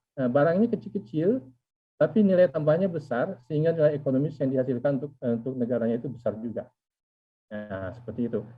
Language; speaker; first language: Indonesian; native; Indonesian